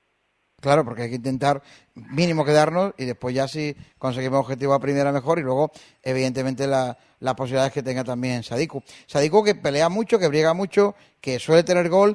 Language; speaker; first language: Spanish; native; Spanish